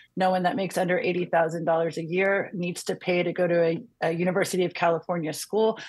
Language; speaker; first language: English; native; English